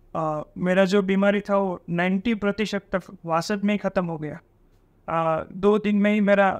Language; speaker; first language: Hindi; non-native, local second language; Gujarati